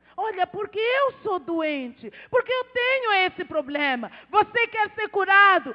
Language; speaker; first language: Portuguese; non-native, local second language; Tsonga